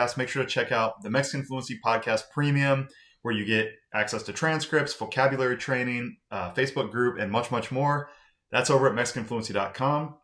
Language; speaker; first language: Spanish; non-native, fluent; English